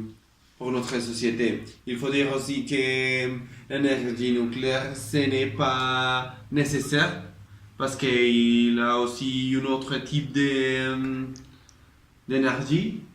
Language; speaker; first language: French; non-native, learner; Spanish